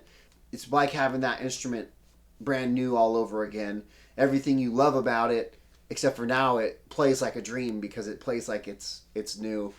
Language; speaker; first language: English; native; English